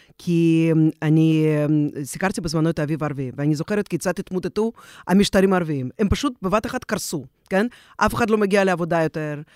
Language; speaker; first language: Hebrew; non-native, fluent; Russian